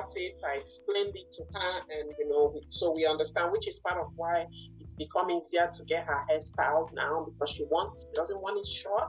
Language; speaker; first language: English; non-native, local second language; Igbo